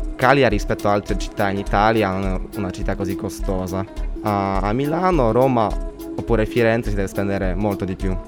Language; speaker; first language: Italian; non-native, fluent; Polish